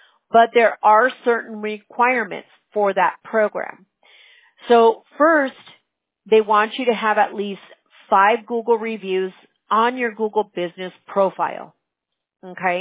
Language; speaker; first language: English; early bilingual, other home language; Spanish